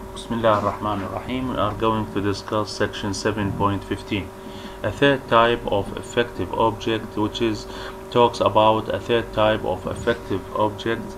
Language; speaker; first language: English; non-native, fluent; Arabic